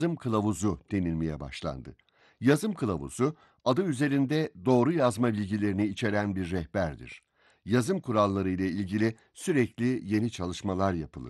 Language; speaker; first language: Turkish; native; Turkish